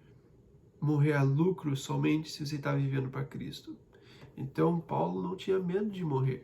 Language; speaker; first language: Portuguese; non-native, fluent; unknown